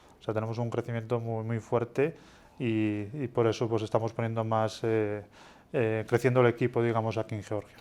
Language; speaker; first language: Spanish; native; Spanish